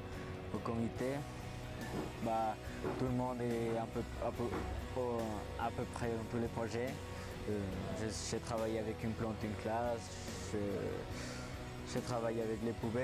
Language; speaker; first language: French; non-native, fluent; Spanish